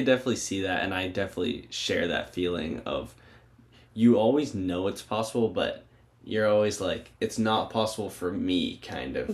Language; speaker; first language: English; native; English